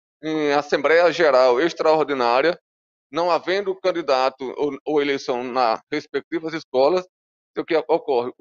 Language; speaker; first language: Portuguese; native; Portuguese